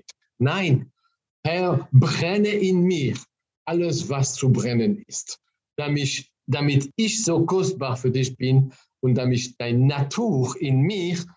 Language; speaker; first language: German; non-native, fluent; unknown